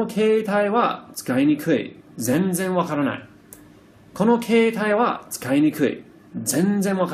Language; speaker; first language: Japanese; non-native, fluent; English